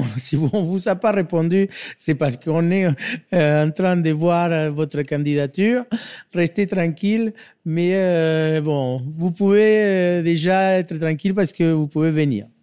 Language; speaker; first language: French; non-native, fluent; Spanish